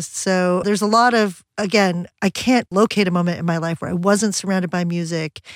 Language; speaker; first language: English; early bilingual, other home language; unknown